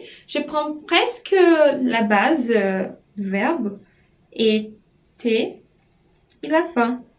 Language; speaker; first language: French; non-native, fluent; Portuguese